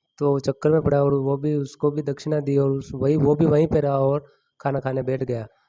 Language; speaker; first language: Hindi; non-native, local second language; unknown